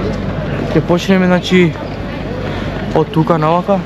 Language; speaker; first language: Macedonian; non-native, local second language; Romany